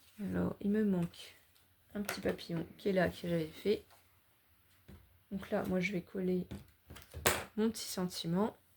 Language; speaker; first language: French; native; French